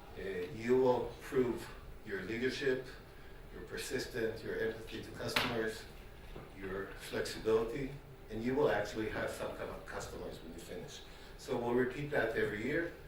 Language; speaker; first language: English; non-native, fluent; Hebrew